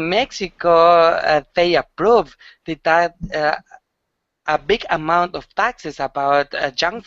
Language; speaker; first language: English; non-native, learner; Spanish